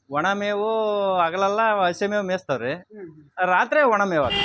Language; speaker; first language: Kannada; native; Kannada